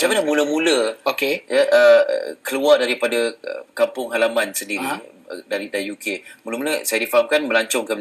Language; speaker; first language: Malay; native; Malay